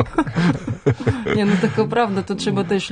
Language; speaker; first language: Polish; non-native, learner; Ukrainian